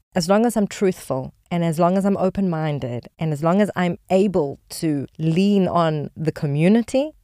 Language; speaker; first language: English; native; English